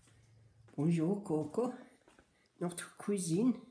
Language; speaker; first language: French; non-native, learner; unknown